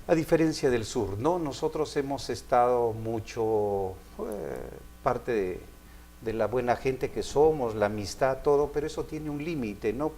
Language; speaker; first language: Spanish; native; Spanish